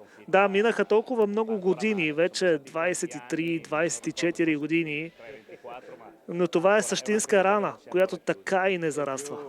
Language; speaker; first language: Bulgarian; non-native, fluent; Italian